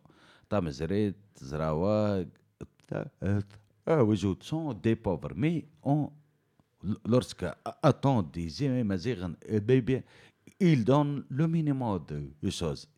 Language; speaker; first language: French; non-native, learner; Berber languages